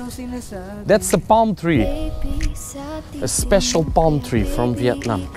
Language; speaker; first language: English; non-native, fluent; Portuguese